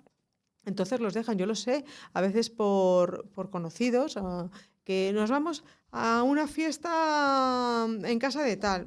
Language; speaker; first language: Spanish; native; Spanish